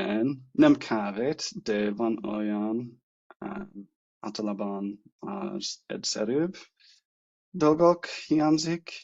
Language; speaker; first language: Hungarian; non-native, learner; English